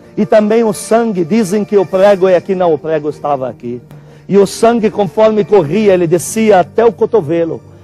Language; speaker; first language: Portuguese; non-native, fluent; Arabic